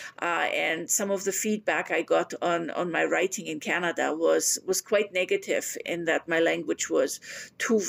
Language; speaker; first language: English; non-native, fluent; German